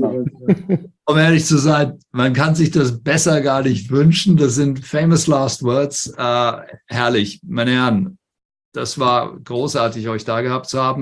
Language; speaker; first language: German; native; German